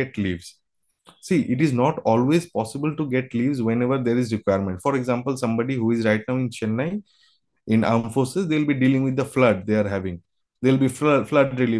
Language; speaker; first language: English; non-native, local second language; Bangla